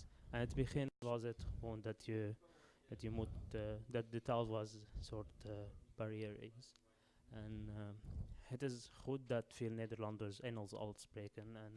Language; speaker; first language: Dutch; non-native, learner; Arabic